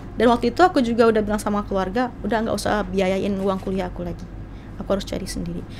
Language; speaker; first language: Indonesian; native; Indonesian